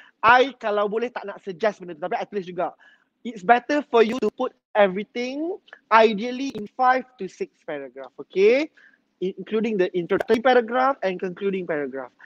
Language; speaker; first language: English; non-native, local second language; Malay